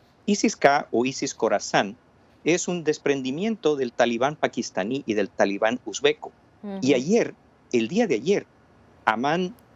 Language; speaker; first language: Spanish; native; Spanish